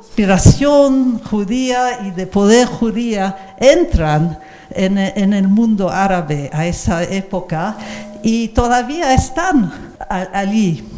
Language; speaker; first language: Spanish; non-native, fluent; English